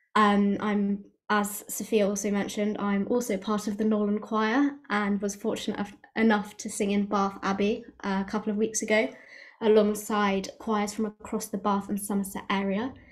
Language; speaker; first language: English; native; English